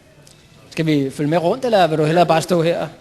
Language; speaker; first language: Danish; native; Danish